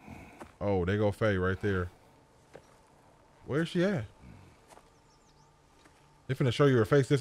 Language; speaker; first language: English; native; English